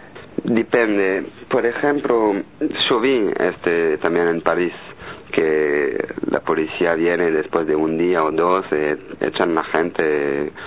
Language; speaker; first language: Spanish; non-native, fluent; French